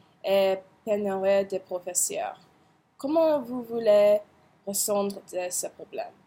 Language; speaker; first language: French; non-native, learner; English